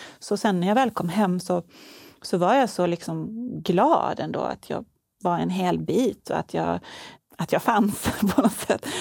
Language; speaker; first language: Swedish; native; Swedish